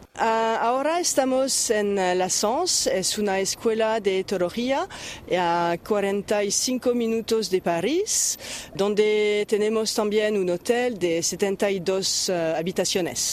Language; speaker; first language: Spanish; non-native, learner; French